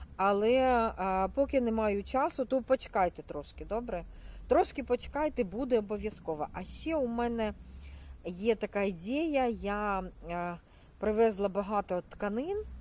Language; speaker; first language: Ukrainian; non-native, local second language; Russian